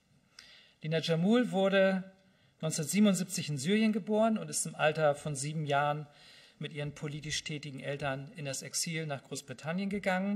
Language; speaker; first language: German; native; German